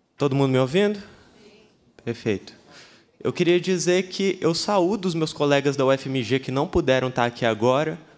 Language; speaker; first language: Portuguese; native; Portuguese